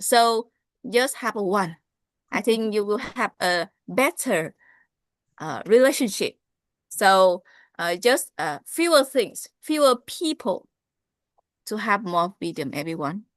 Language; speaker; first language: English; non-native, learner; Vietnamese